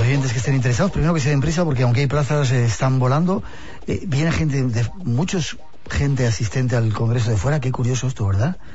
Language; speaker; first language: Spanish; native; Spanish